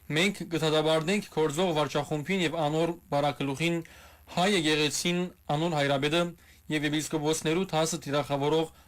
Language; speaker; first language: Armenian; early bilingual, heritage; Armenian